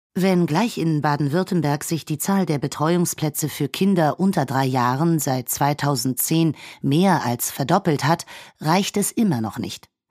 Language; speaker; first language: German; native; German